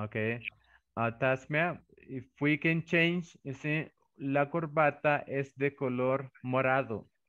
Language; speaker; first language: English; non-native, fluent; Spanish